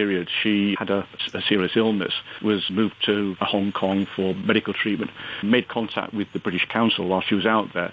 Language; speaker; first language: English; native; English